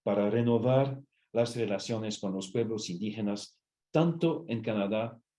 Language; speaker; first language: Spanish; non-native, fluent; English